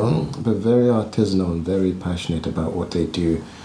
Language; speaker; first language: English; non-native, local second language; Ganda